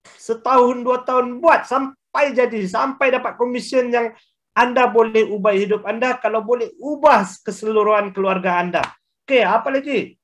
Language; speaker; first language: Malay; native; Malay